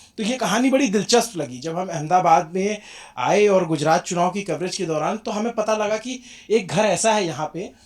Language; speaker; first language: Hindi; native; Hindi